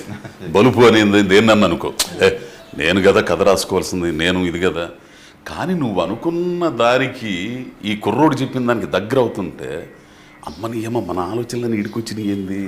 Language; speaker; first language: Telugu; native; Telugu